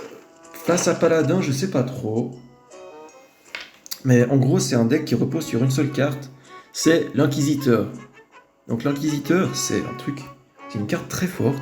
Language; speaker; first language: French; native; French